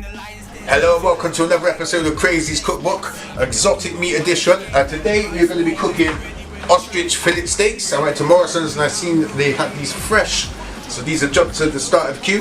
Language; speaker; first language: English; native; English